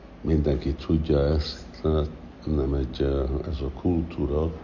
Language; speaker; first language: Hungarian; early bilingual, heritage; Hungarian